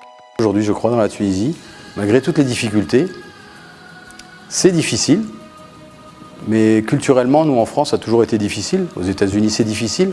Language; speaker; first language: French; early bilingual, other home language; Arabic